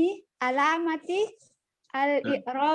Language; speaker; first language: Arabic; non-native, learner; Indonesian